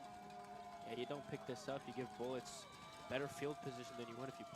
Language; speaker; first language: English; native; English